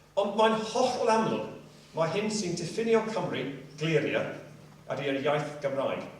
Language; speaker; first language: Welsh; non-native, local second language; English